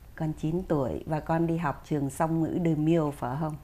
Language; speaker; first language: Vietnamese; native; Vietnamese